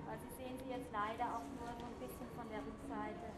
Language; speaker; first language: German; native; German